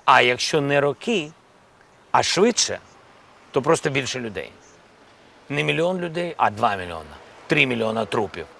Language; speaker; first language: Ukrainian; non-native, local second language; Russian